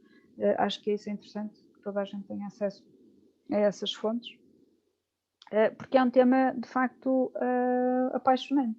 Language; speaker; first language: Portuguese; native; Portuguese